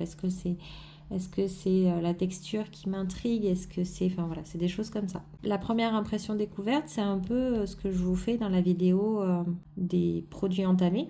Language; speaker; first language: French; native; French